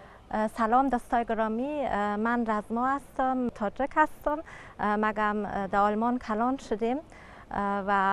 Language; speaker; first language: Persian; early bilingual, heritage; Persian